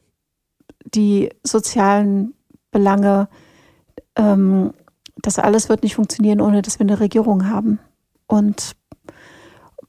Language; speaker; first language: German; native; German